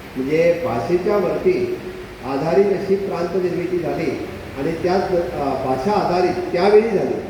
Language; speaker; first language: Marathi; non-native, local second language; Konkani